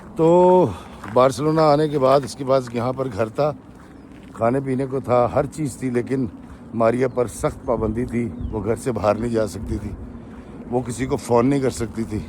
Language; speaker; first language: Urdu; native; Urdu